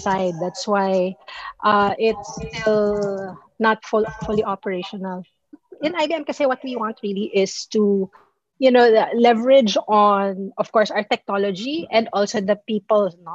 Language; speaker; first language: English; non-native, local second language; Filipino